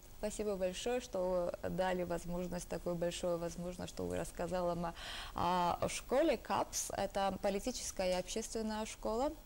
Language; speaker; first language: Russian; non-native, local second language; Georgian